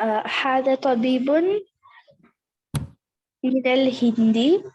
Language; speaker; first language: Arabic; non-native, learner; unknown